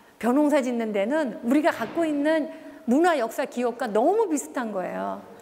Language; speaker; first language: Korean; native; Korean